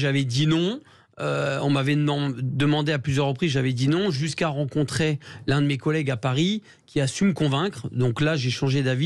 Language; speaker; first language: French; native; French